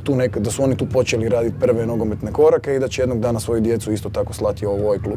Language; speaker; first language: Croatian; native; Croatian